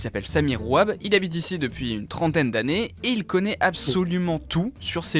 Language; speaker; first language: French; native; French